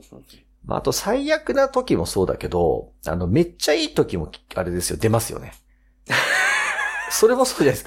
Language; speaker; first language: Japanese; native; Japanese